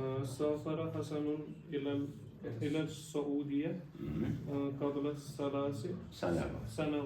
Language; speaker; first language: Arabic; non-native, learner; Urdu